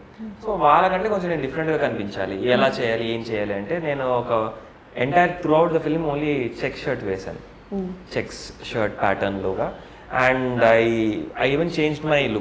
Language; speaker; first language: Telugu; native; Telugu